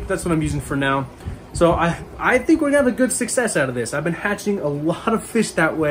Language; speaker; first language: English; native; English